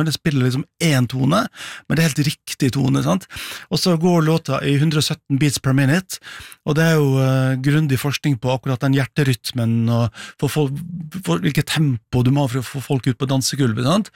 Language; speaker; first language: Norwegian; native; Norwegian